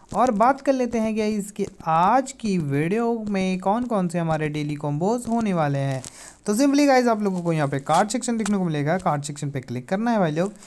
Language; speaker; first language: Hindi; native; Hindi